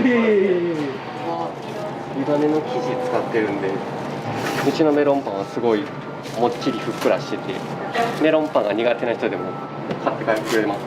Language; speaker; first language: Japanese; native; Japanese